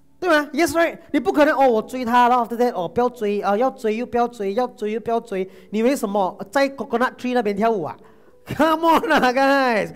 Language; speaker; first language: Chinese; non-native, local second language; Tamil